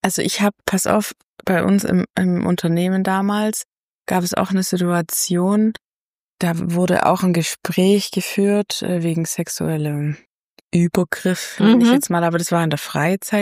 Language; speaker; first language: German; native; German